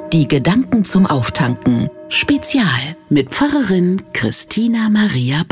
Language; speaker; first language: German; native; German